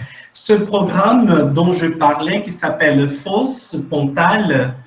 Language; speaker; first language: French; non-native, fluent; Portuguese